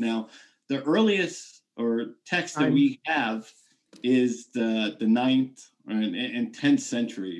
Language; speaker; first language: English; native; English